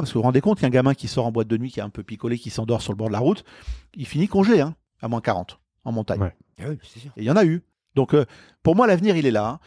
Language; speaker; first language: French; native; French